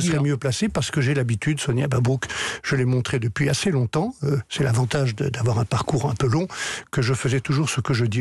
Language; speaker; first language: French; native; French